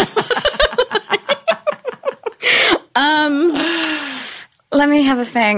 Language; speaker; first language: English; native; English